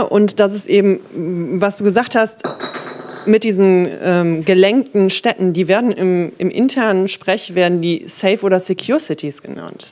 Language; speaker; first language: German; native; German